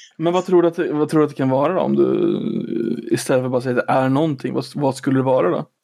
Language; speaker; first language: Swedish; native; Swedish